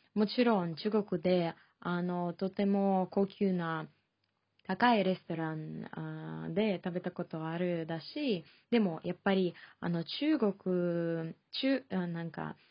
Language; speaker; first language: Japanese; non-native, fluent; Chinese